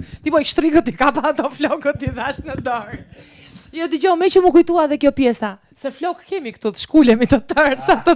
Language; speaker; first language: Albanian; native; Albanian